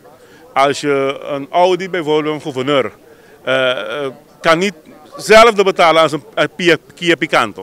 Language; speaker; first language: Dutch; non-native, local second language; Papiamento